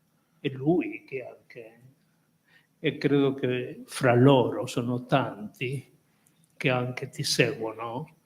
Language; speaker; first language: Italian; non-native, fluent; Spanish